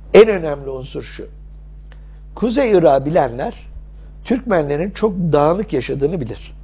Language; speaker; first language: Turkish; early bilingual, other home language; English